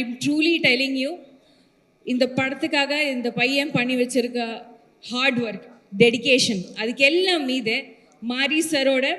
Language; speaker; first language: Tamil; non-native, learner; Malayalam